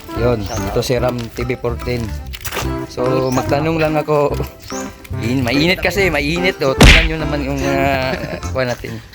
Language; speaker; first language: Filipino; non-native, local second language; Cebuano